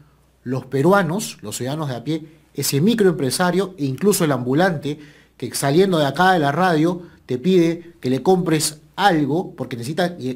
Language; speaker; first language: Spanish; native; Spanish